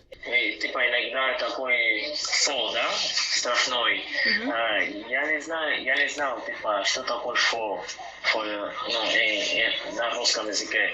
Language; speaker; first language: Russian; non-native, learner; Portuguese